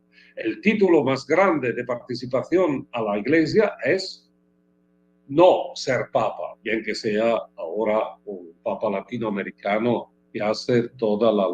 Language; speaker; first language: Spanish; non-native, fluent; Italian